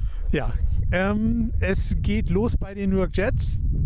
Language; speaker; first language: German; native; German